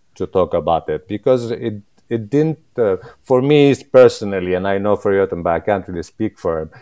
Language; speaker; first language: English; non-native, fluent; Arabic